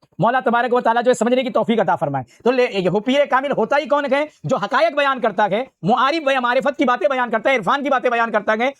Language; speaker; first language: Urdu; native; Urdu